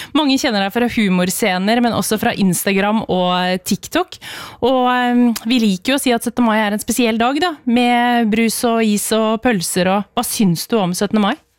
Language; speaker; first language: Norwegian; native; Norwegian